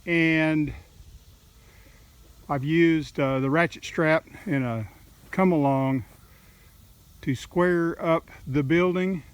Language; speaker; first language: English; native; English